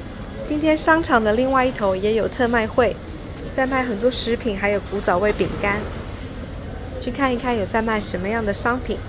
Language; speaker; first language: Chinese; native; Chinese